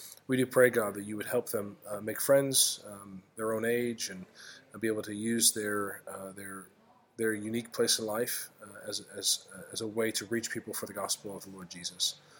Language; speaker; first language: English; native; English